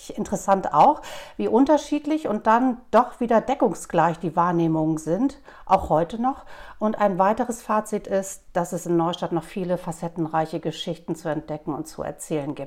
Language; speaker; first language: German; native; German